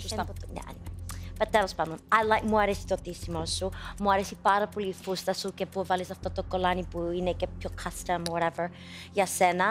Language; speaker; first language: Greek; early bilingual, heritage; Greek